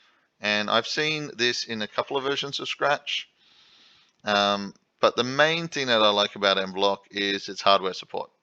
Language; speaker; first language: English; native; English